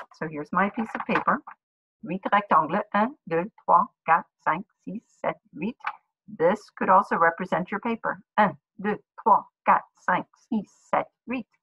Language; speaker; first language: English; native; English